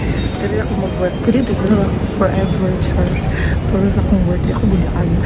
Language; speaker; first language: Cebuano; native; Cebuano